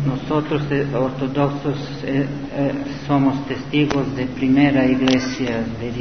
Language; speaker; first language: Spanish; non-native, learner; Serbian